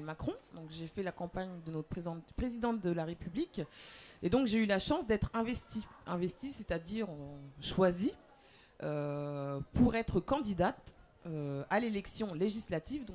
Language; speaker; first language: French; native; French